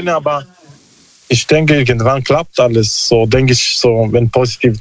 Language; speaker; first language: German; non-native, learner; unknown